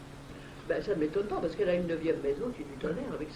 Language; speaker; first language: French; native; French